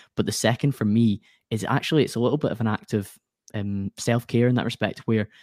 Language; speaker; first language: English; native; English